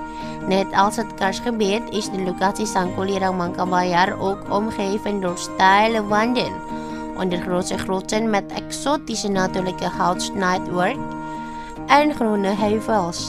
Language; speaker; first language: Dutch; non-native, learner; Indonesian